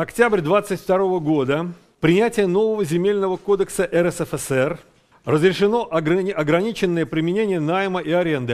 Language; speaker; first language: Russian; native; Russian